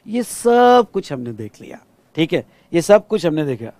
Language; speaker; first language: Hindi; non-native, local second language; Marathi